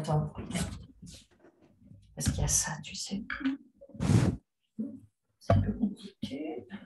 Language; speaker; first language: French; native; French